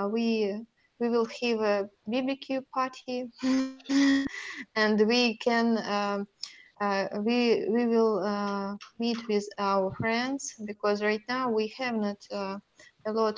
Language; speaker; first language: English; non-native, learner; Russian